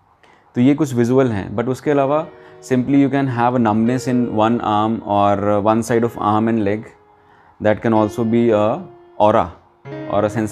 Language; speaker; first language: Hindi; native; Hindi